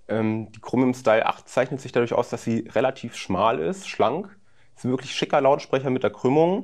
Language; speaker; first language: German; native; German